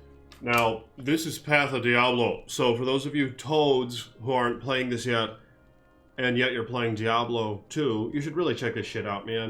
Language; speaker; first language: English; native; English